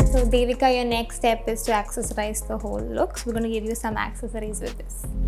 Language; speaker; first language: English; non-native, local second language; Malayalam